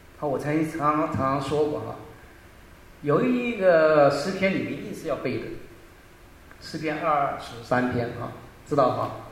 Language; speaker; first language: Chinese; non-native, local second language; Hakka Chinese